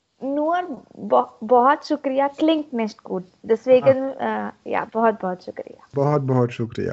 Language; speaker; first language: German; non-native, learner; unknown